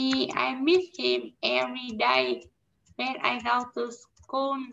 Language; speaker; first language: English; non-native, learner; Vietnamese